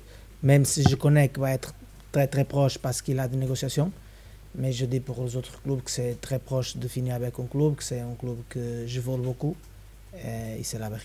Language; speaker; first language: French; non-native, fluent; Spanish